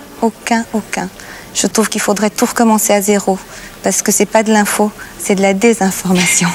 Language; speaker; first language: French; native; French